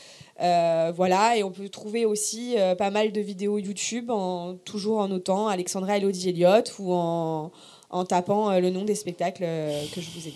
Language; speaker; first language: French; native; French